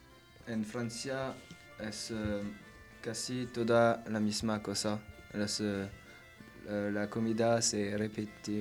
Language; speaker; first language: Spanish; non-native, learner; French